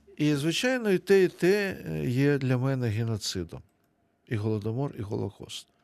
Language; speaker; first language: Ukrainian; non-native, local second language; Russian